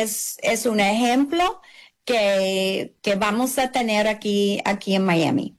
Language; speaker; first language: Spanish; early bilingual, heritage; English